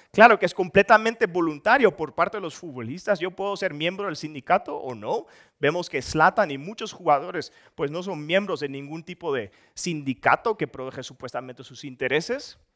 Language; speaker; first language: Spanish; non-native, fluent; Dutch